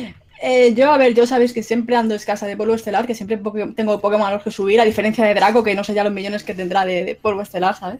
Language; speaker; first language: Spanish; native; Spanish